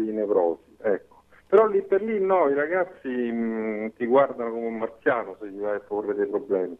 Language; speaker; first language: Italian; native; Italian